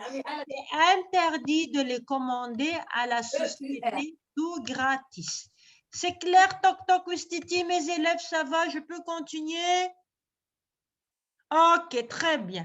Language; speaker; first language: French; non-native, local second language; Arabic